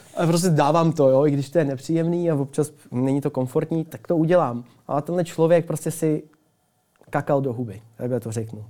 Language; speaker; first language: Czech; early bilingual, other home language; Ukrainian